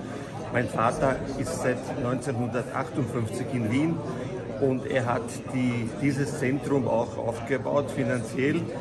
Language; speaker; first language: German; non-native, fluent; Bosnian